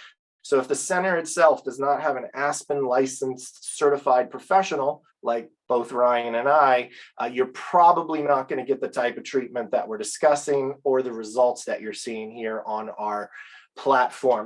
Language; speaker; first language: English; native; English